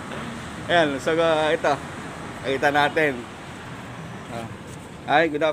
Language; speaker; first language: Filipino; native; Filipino